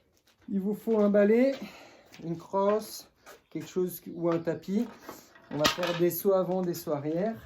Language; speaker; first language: French; native; French